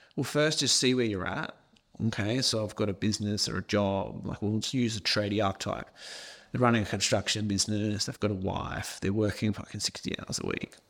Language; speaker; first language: English; native; English